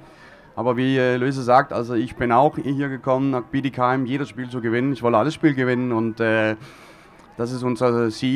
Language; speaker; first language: German; non-native, fluent; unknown